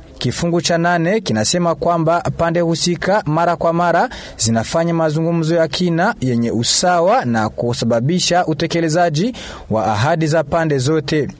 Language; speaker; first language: Swahili; non-native, local second language; Rundi